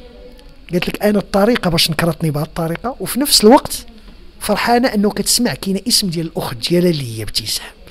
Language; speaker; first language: Arabic; native; Arabic